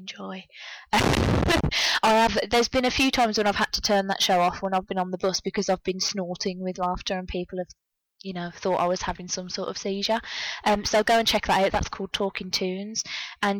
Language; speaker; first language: English; native; English